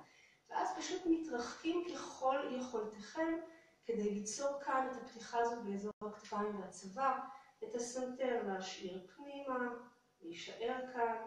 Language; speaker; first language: Hebrew; native; Hebrew